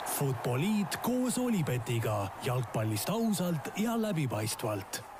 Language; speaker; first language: Estonian; native; Estonian